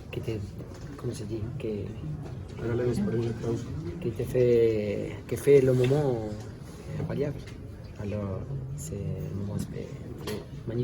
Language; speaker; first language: French; non-native, learner; Spanish